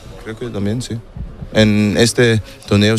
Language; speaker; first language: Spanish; non-native, learner; German